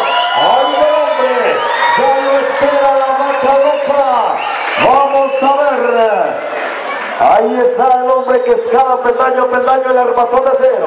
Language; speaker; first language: Spanish; native; Spanish